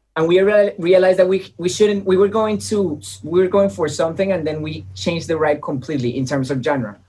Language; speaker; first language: English; non-native, fluent; Spanish